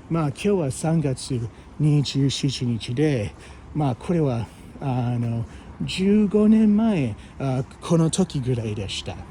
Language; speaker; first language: Japanese; non-native, fluent; English